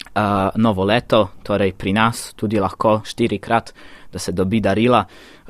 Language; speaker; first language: Slovenian; non-native, fluent; Polish